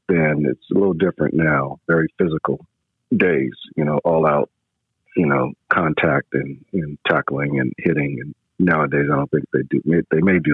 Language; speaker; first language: English; native; English